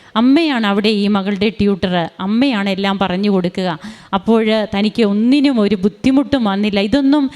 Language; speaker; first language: Malayalam; native; Malayalam